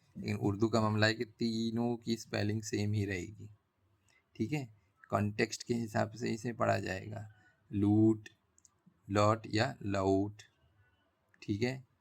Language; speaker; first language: Hindi; native; Hindi